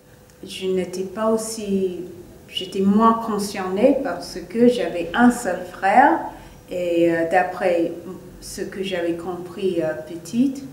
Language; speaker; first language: French; non-native, fluent; English